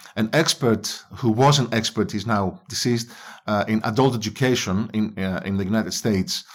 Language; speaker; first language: English; non-native, fluent; Greek